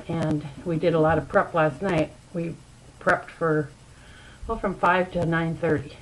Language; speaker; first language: English; native; English